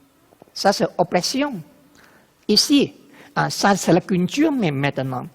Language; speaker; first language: French; non-native, fluent; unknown